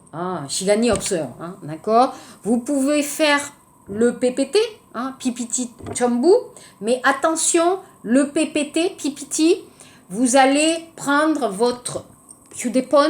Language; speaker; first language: French; native; French